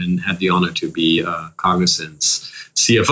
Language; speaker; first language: English; non-native, fluent; German